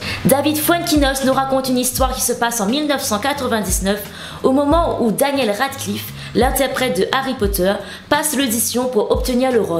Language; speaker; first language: French; native; French